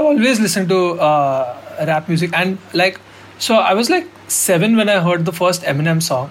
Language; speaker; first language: English; non-native, local second language; Hindi